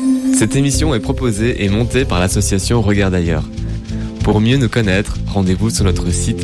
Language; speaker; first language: French; native; French